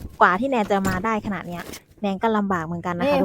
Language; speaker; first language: Thai; native; Thai